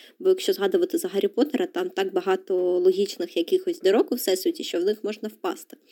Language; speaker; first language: Ukrainian; native; Ukrainian